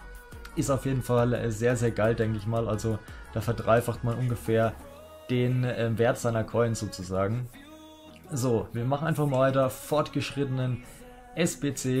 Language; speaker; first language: German; native; German